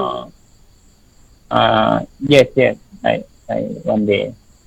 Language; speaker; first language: English; non-native, learner; Thai